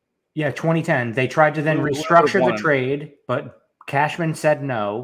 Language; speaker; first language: English; native; English